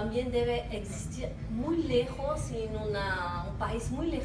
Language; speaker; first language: Portuguese; non-native, learner; Spanish